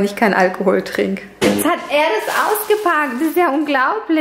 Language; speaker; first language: German; native; German